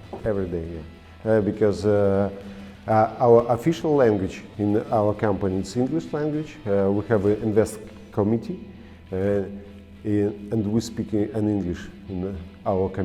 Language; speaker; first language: English; non-native, learner; Russian